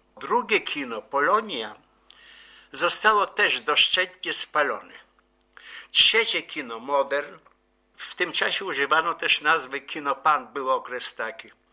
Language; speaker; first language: Polish; native; Polish